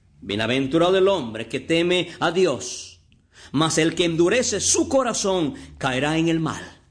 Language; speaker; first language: Spanish; native; Spanish